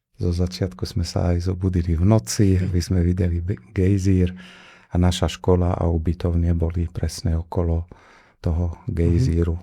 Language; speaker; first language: Slovak; non-native, fluent; Arabic